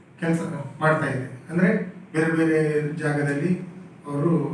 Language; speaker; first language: Kannada; non-native, local second language; Tulu